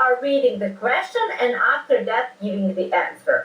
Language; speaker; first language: English; non-native, fluent; Serbian